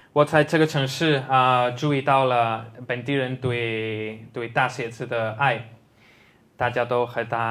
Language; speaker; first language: Chinese; non-native, fluent; Spanish